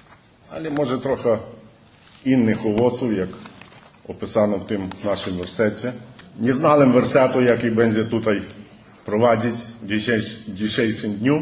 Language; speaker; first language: Polish; early bilingual, heritage; Polish